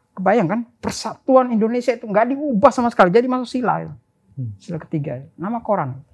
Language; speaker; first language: Indonesian; native; Indonesian